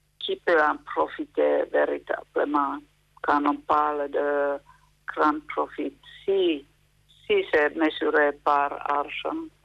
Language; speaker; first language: French; non-native, fluent; Finnish